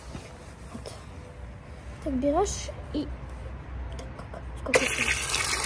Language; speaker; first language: Russian; early bilingual, heritage; Russian